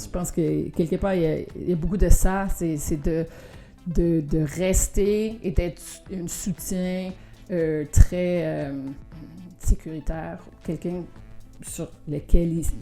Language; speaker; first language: French; non-native, fluent; Danish